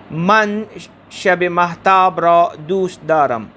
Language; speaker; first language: Persian; non-native, fluent; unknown